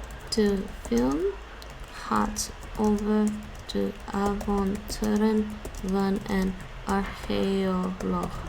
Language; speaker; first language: Dutch; non-native, learner; English